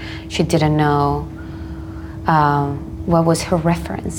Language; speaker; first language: English; non-native, fluent; Spanish